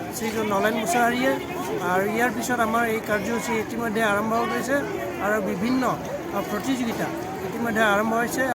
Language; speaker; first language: Assamese; non-native, local second language; Bodo